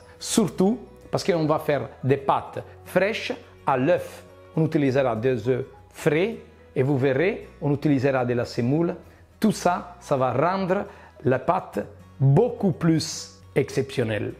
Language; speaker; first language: French; non-native, fluent; Italian